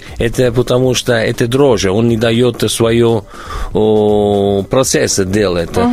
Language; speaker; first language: Russian; non-native, learner; Italian